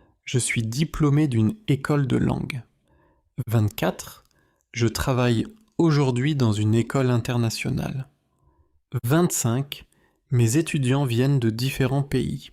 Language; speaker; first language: French; native; French